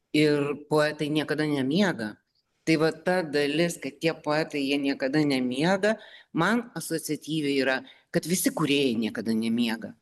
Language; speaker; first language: Lithuanian; native; Lithuanian